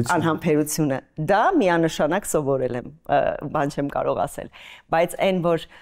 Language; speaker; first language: Armenian; native; Armenian